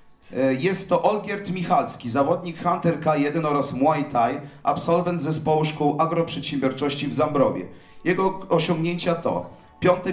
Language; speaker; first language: Polish; native; Polish